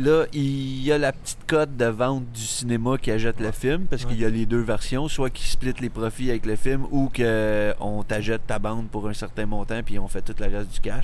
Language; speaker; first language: French; native; French